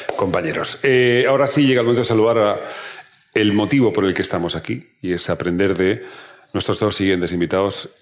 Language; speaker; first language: Spanish; native; Spanish